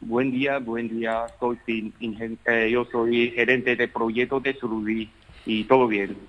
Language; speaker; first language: Spanish; non-native, learner; Chinese